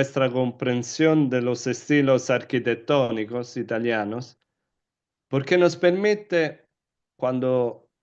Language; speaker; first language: Spanish; non-native, fluent; Italian